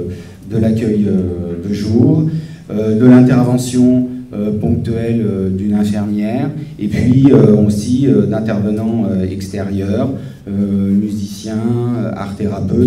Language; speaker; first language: French; native; French